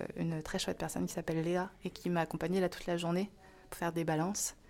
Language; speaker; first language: French; native; French